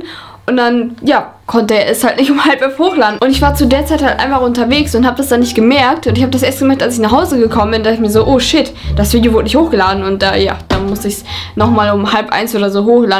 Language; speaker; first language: German; native; German